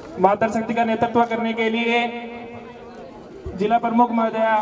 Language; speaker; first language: Hindi; native; Hindi